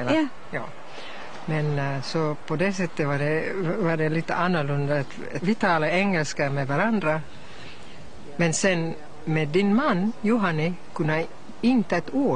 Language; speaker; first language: Swedish; non-native, fluent; English